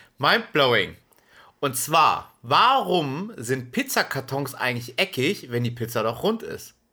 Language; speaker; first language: German; native; German